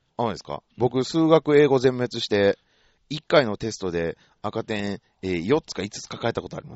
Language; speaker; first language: Japanese; native; Japanese